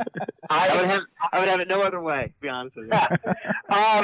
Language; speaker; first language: English; native; English